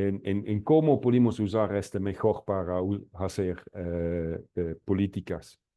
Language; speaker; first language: Spanish; non-native, fluent; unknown